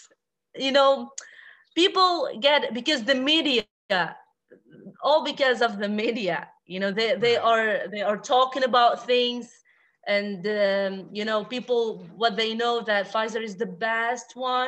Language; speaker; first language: English; non-native, fluent; Arabic